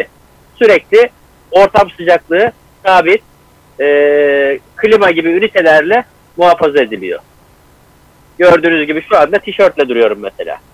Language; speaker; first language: Turkish; native; Turkish